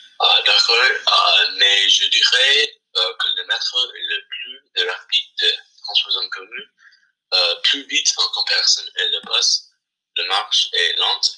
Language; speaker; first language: French; non-native, learner; English